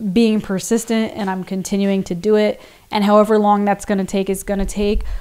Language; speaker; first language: English; native; English